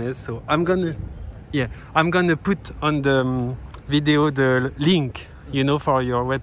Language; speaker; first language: English; non-native, learner; French